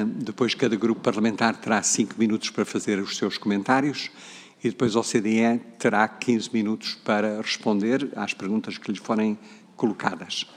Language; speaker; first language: Portuguese; native; Portuguese